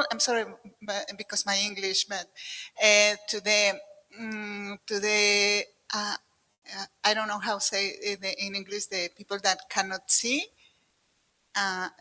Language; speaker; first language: English; non-native, learner; Spanish